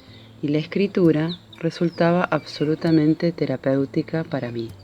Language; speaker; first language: Spanish; native; Spanish